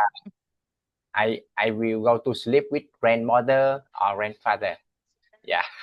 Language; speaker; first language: English; non-native, learner; Vietnamese